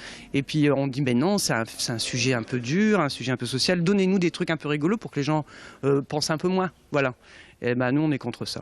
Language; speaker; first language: French; native; French